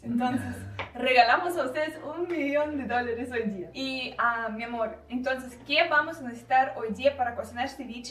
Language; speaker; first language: Spanish; non-native, learner; Russian